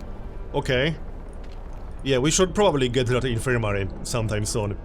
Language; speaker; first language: English; native; English